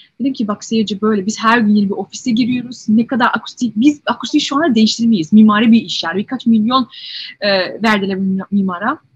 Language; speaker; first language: Turkish; early bilingual, heritage; Turkish